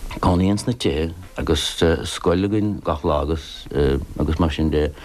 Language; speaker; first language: Irish; non-native, local second language; English